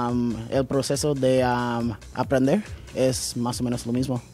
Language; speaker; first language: Spanish; non-native, learner; English